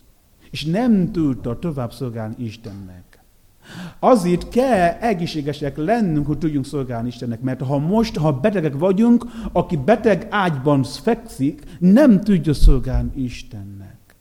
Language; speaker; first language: Hungarian; non-native, fluent; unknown